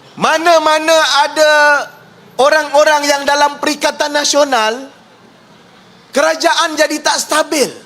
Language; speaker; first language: Malay; native; Malay